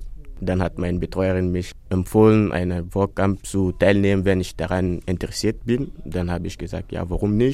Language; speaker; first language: German; non-native, fluent; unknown